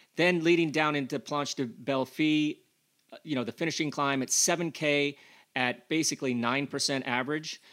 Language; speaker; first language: English; native; English